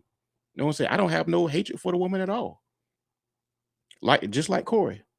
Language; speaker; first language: English; native; English